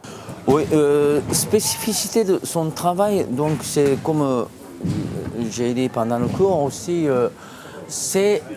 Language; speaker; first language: French; non-native, fluent; Japanese